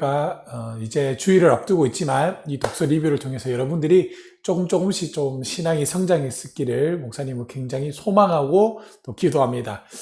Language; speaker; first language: Korean; native; Korean